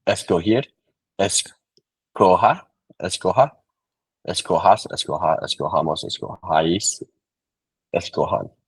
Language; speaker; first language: Spanish; non-native, learner; English